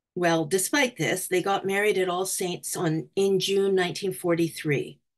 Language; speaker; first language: English; native; English